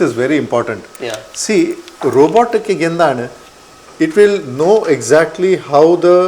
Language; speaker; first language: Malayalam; non-native, local second language; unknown